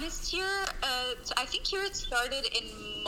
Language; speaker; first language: English; native; English